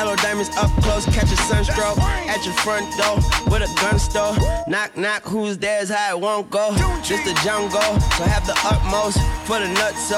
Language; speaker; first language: English; non-native, fluent; Portuguese